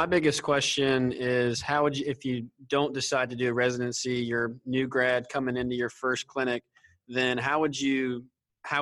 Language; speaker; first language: English; native; English